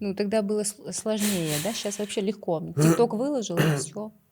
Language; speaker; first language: Russian; non-native, local second language; Kazakh